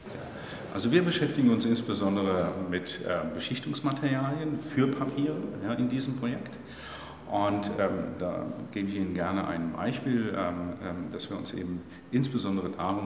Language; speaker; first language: German; native; German